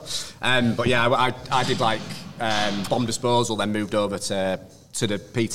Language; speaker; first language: English; native; English